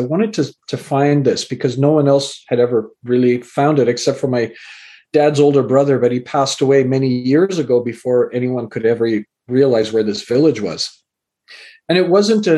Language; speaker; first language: English; native; English